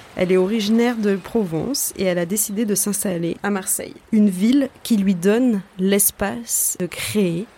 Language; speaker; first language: French; native; French